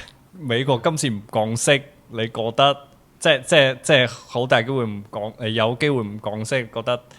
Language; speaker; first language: Cantonese; native; Cantonese